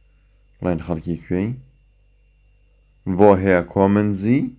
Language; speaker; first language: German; non-native, fluent; Central Kurdish